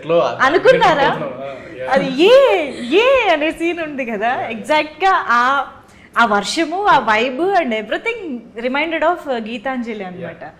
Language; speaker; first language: Telugu; native; Telugu